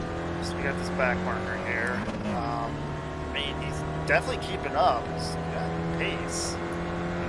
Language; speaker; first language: English; native; English